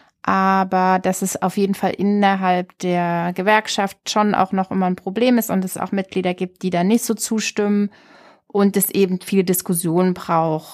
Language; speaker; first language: German; native; German